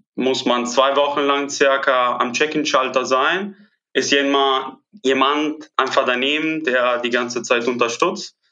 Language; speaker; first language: German; non-native, fluent; Italian